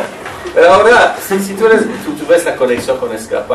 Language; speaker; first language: Spanish; non-native, learner; French